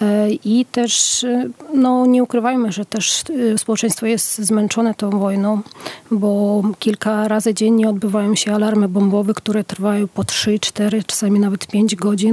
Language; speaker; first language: Polish; non-native, fluent; Ukrainian